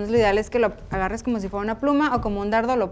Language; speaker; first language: Spanish; native; Spanish